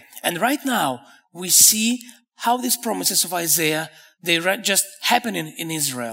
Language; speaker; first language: English; non-native, fluent; Hebrew